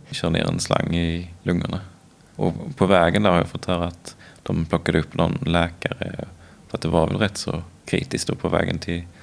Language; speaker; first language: Swedish; native; Swedish